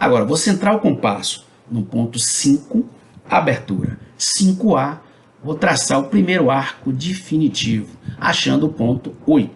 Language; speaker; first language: Portuguese; native; Portuguese